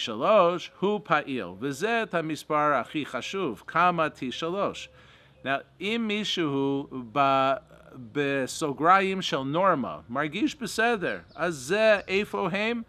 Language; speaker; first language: Hebrew; non-native, fluent; English